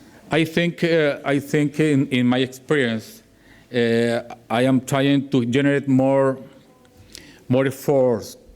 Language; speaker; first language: English; non-native, learner; Spanish